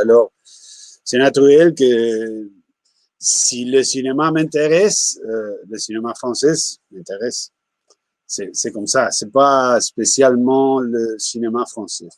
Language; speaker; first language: French; non-native, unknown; Spanish